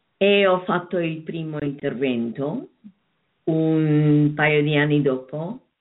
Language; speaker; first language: Italian; non-native, fluent; German